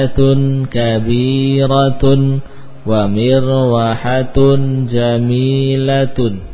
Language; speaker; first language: Arabic; non-native, fluent; Indonesian